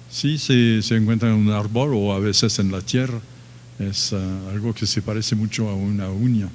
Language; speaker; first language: Spanish; non-native, fluent; French